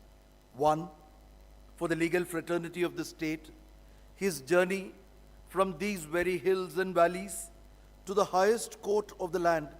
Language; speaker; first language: English; non-native, local second language; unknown